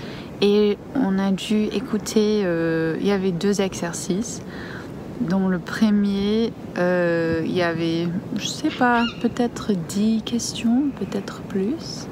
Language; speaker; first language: French; non-native, fluent; English